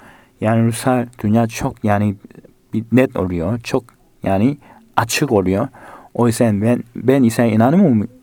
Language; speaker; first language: Turkish; non-native, fluent; Korean